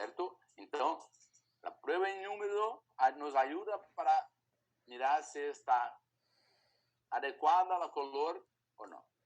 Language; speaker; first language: Spanish; non-native, fluent; Portuguese